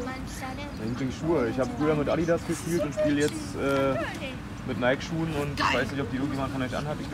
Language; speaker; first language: German; native; German